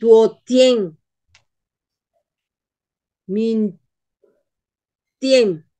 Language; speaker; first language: Chinese; non-native, learner; Spanish